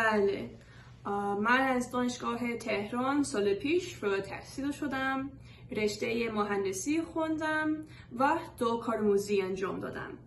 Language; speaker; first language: Persian; non-native, learner; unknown